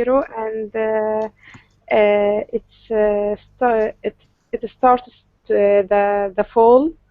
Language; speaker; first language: English; non-native, learner; Arabic